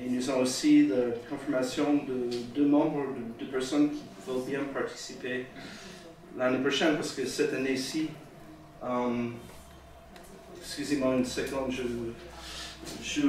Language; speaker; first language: French; native; French